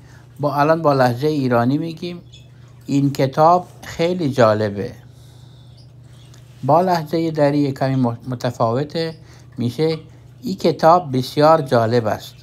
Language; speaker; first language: Persian; non-native, fluent; Urdu